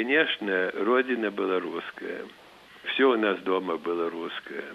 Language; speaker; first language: Russian; early bilingual, heritage; Russian